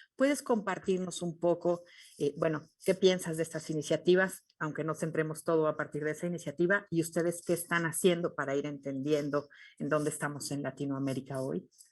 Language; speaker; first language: Spanish; native; Spanish